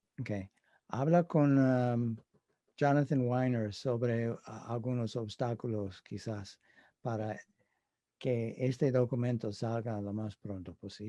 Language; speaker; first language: Spanish; non-native, fluent; English